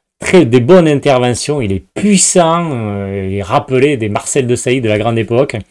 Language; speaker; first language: French; native; French